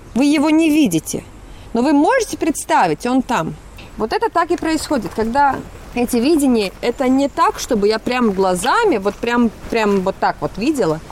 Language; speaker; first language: Russian; non-native, local second language; Latvian